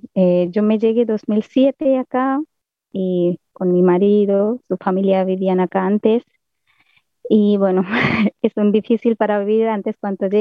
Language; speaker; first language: Spanish; non-native, learner; Hindi